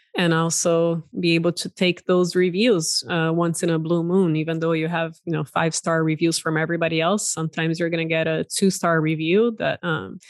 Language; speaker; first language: English; non-native, fluent; Portuguese